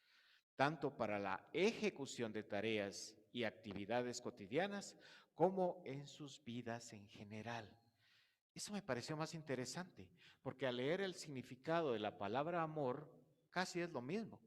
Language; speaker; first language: Spanish; native; Spanish